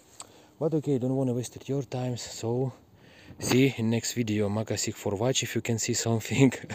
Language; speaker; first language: English; non-native, learner; Russian